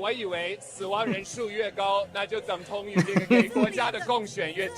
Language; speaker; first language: Chinese; non-native, fluent; English